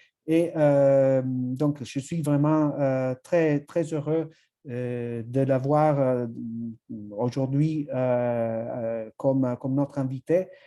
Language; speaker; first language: French; non-native, fluent; Italian